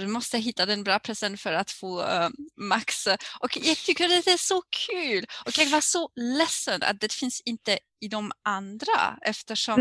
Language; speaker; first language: Swedish; non-native, fluent; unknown